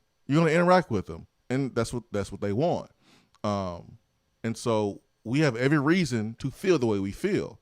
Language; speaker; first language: English; native; English